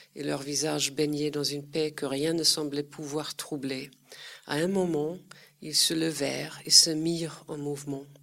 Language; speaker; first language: French; non-native, fluent; German